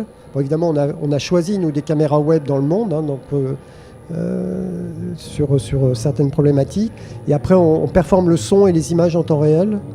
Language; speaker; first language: French; native; French